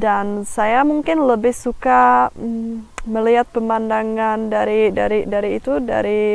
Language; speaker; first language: Indonesian; non-native, fluent; Czech